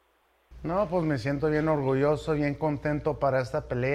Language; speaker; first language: Spanish; early bilingual, heritage; Spanish